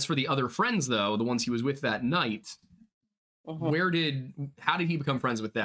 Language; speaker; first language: English; native; English